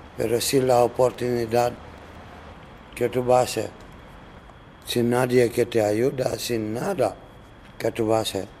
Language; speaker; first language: Spanish; non-native, learner; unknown